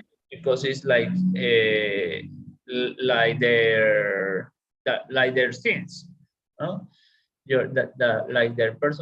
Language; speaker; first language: English; non-native, learner; Spanish